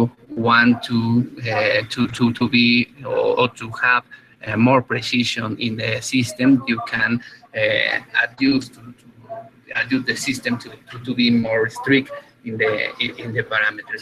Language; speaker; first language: English; non-native, fluent; Spanish